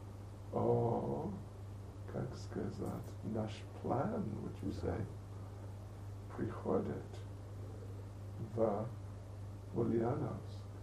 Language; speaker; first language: Russian; non-native, learner; English